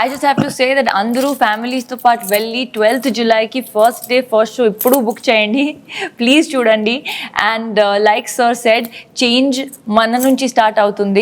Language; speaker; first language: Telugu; non-native, local second language; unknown